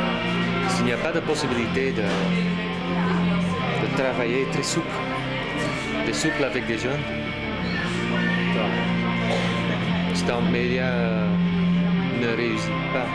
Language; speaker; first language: French; non-native, local second language; Dutch